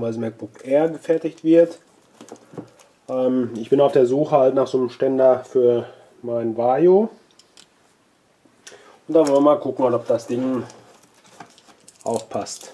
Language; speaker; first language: German; native; German